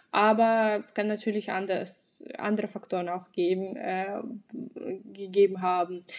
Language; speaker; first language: German; non-native, fluent; Russian